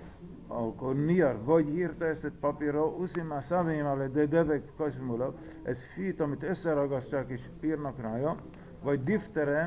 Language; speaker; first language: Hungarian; early bilingual, heritage; Hungarian